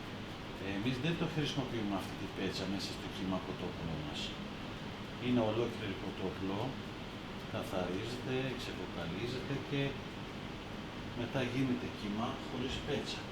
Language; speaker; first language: Greek; non-native, learner; Persian